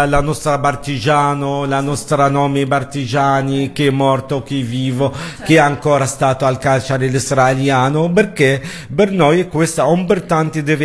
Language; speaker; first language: Italian; non-native, learner; Arabic